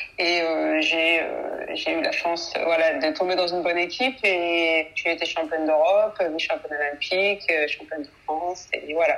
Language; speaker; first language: French; early bilingual, other home language; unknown